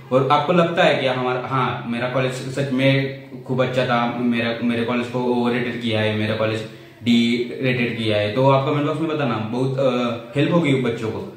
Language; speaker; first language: Hindi; non-native, local second language; Marathi